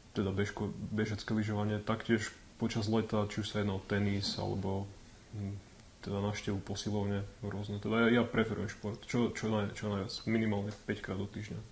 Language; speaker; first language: Slovak; native; Slovak